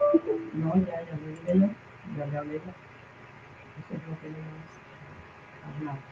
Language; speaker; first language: Spanish; native; Spanish